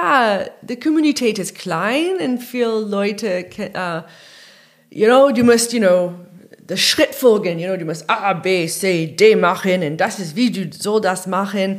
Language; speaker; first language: German; non-native, learner; English